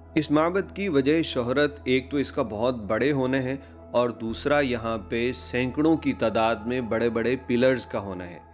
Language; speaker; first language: Urdu; non-native, local second language; Punjabi